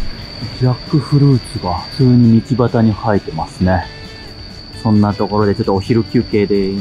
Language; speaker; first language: Japanese; native; Japanese